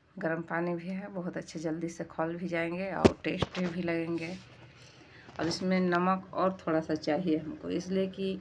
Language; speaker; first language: Hindi; native; Hindi